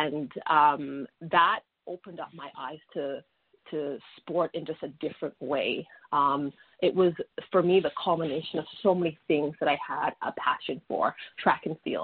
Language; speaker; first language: English; native; English